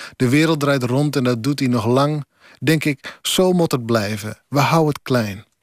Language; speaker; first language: Dutch; non-native, local second language; Western Frisian